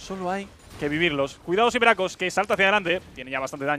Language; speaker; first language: Spanish; native; Spanish